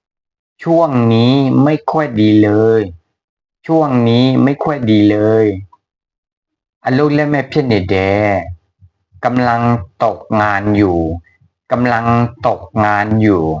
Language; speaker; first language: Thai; non-native, fluent; Burmese